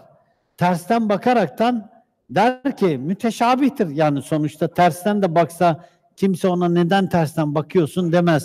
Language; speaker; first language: Turkish; native; Turkish